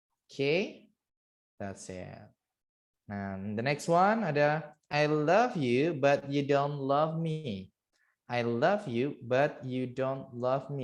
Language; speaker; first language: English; non-native, learner; Indonesian